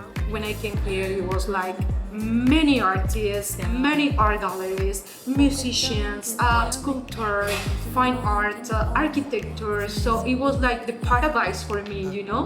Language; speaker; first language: English; non-native, fluent; Spanish